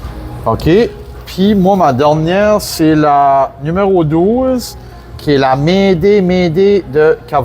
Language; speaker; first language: French; native; French